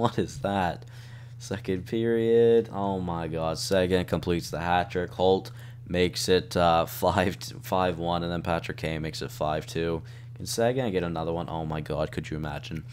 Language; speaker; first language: English; native; English